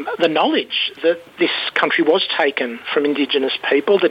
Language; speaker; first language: English; native; English